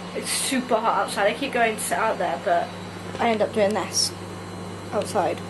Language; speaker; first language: English; native; English